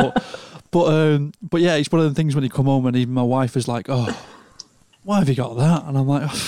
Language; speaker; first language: English; native; English